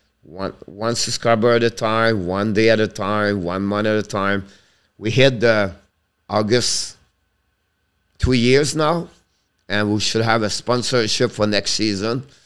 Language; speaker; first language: English; non-native, fluent; French